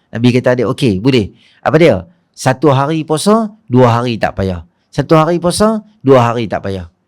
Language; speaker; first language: Malay; native; Malay